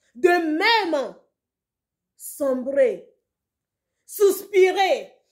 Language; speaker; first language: French; non-native, local second language; Ewe